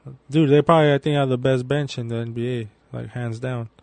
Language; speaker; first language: English; early bilingual, other home language; Spanish